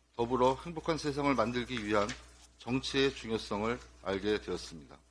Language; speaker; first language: Korean; native; Korean